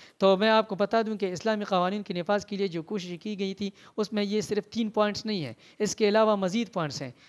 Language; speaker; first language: Urdu; non-native, local second language; Pashto